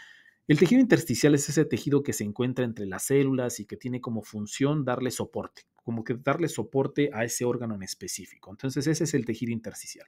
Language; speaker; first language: Spanish; native; Spanish